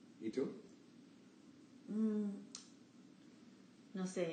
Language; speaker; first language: Spanish; non-native, learner; English